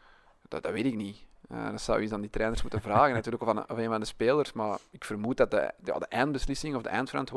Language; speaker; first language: Dutch; native; Dutch